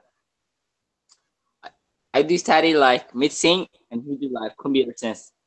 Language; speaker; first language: English; non-native, learner; Somali